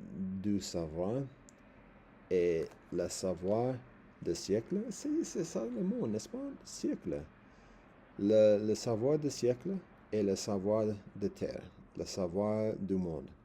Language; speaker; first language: French; non-native, learner; English